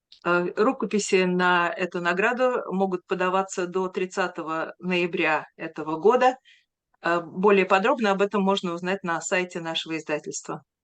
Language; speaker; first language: Russian; native; Russian